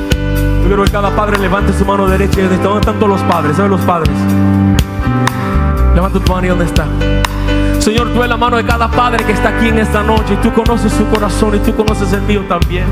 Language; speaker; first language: Spanish; native; Spanish